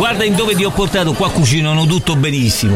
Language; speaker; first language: Italian; native; Italian